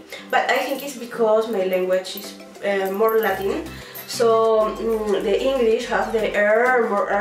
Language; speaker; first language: English; non-native, learner; Spanish